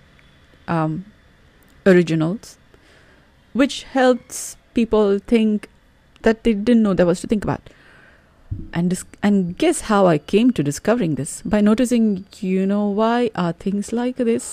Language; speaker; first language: English; non-native, local second language; Malayalam